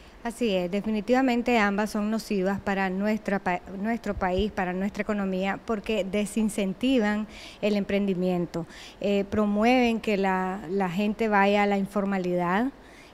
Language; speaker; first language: Spanish; native; Spanish